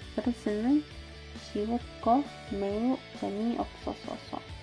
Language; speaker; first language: Korean; non-native, learner; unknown